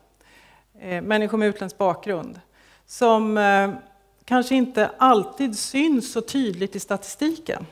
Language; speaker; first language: Swedish; native; Swedish